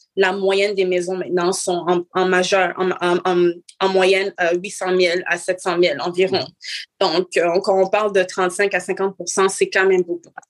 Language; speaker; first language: French; native; French